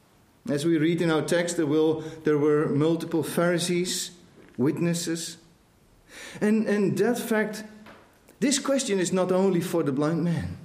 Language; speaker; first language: English; non-native, fluent; Dutch